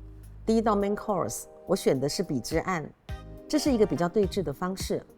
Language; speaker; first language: Chinese; native; Chinese